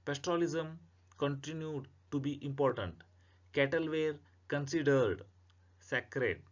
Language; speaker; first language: English; non-native, local second language; Kannada